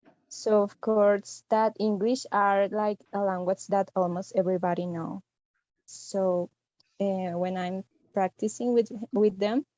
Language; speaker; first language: English; non-native, fluent; Spanish